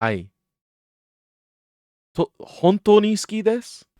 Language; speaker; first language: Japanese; non-native, learner; English